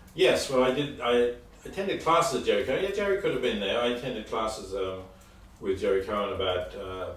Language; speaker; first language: English; native; English